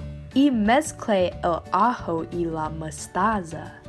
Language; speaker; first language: Spanish; non-native, learner; English